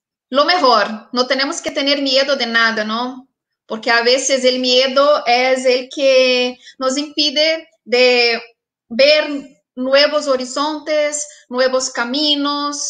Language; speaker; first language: Spanish; non-native, fluent; Portuguese